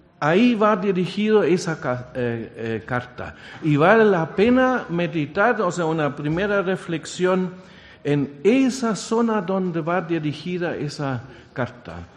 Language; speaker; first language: Spanish; non-native, fluent; German